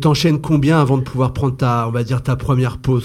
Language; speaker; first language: French; native; French